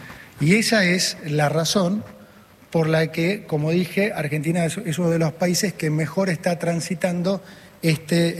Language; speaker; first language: Spanish; native; Spanish